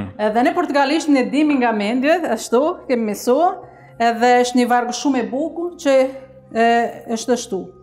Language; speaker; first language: Albanian; non-native, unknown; Portuguese